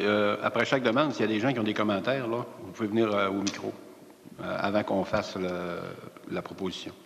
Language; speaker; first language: French; native; French